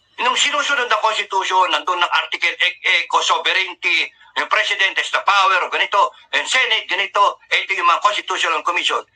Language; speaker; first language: Filipino; native; Filipino